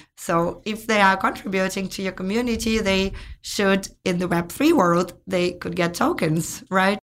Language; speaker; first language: English; non-native, fluent; Ukrainian